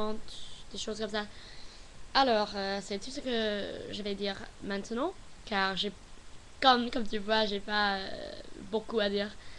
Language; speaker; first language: French; non-native, learner; English